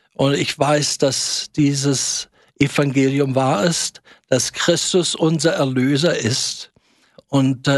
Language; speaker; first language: German; native; German